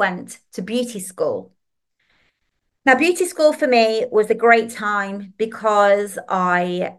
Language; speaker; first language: English; native; English